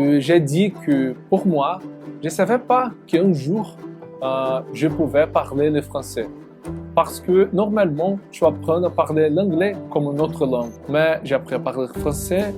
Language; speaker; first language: French; non-native, learner; Portuguese